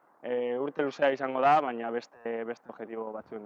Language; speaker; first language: Basque; non-native, local second language; Spanish